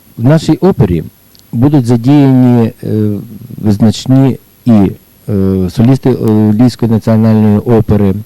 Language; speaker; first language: Ukrainian; native; Ukrainian